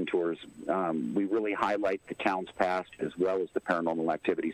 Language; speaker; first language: English; native; English